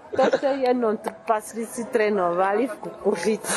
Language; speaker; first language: Czech; early bilingual, other home language; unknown